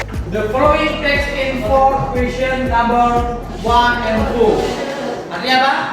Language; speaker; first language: English; non-native, learner; Indonesian